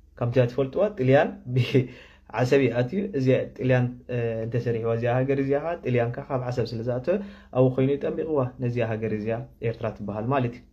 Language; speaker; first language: Tigrinya; non-native, local second language; Afar